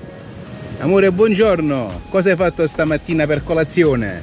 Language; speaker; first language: Italian; native; Italian